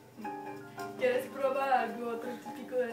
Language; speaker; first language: Spanish; non-native, learner; French